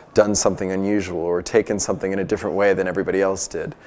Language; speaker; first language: English; native; English